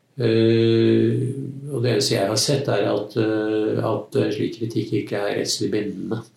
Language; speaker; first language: Norwegian; native; Norwegian